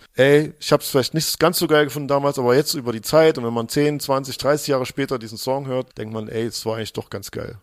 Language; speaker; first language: German; native; German